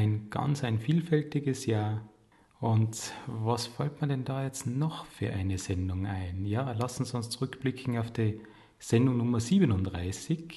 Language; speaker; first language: German; native; German